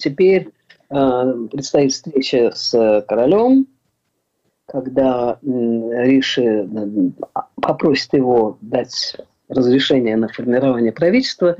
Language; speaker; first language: Russian; native; Russian